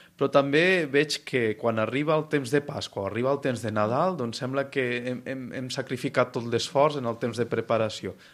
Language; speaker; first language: Catalan; native; Catalan